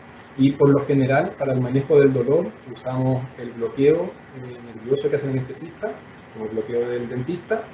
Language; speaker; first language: Spanish; native; Spanish